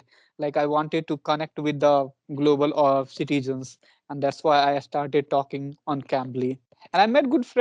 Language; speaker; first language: English; non-native, local second language; Punjabi